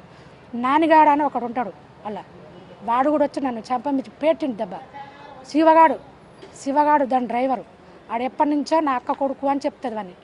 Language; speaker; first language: Telugu; native; Telugu